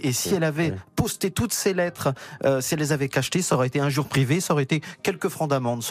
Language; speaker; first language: French; native; French